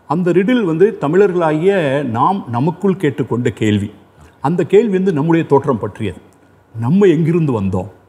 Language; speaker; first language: Tamil; native; Tamil